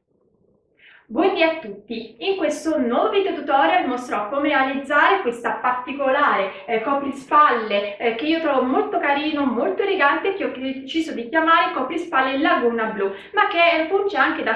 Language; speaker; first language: Italian; native; Italian